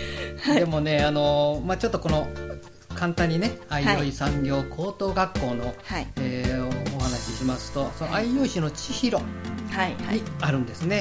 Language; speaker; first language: Japanese; native; Japanese